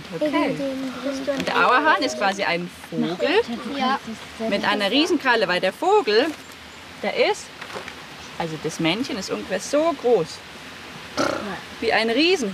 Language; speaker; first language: German; native; German